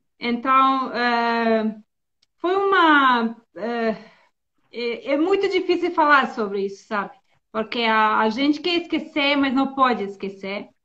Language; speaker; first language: Portuguese; non-native, learner; Bosnian